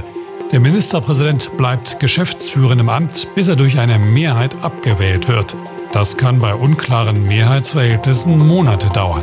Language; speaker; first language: German; native; German